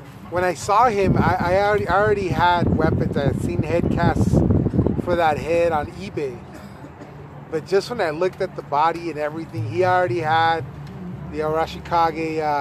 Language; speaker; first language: English; early bilingual, other home language; Spanish